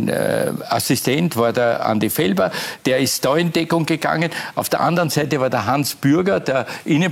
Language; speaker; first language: German; native; German